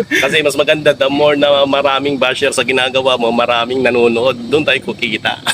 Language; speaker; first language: Filipino; non-native, local second language; Iloko